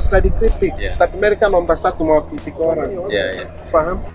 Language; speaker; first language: Indonesian; non-native, fluent; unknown